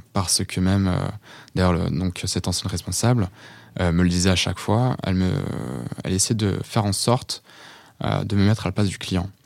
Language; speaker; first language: French; early bilingual, other home language; Portuguese